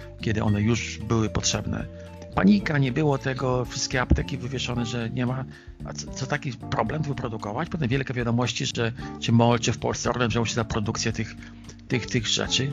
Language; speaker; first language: Polish; native; Polish